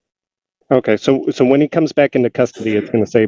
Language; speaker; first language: English; native; English